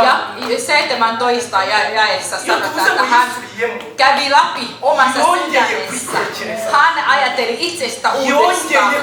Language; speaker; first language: Finnish; non-native, learner; Kinyarwanda